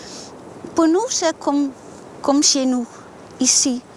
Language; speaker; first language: French; non-native, learner; Dutch